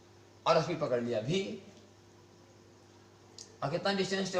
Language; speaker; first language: Hindi; native; Hindi